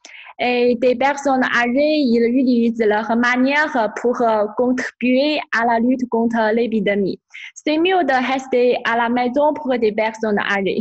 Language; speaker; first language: French; non-native, fluent; Chinese